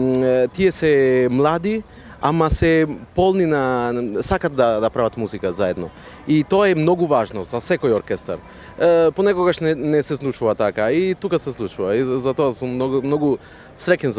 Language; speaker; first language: Macedonian; non-native, fluent; Italian